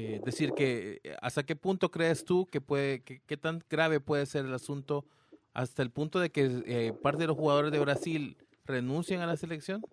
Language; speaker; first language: Spanish; native; Spanish